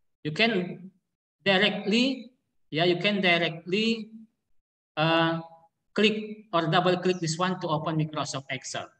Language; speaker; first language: English; non-native, learner; Indonesian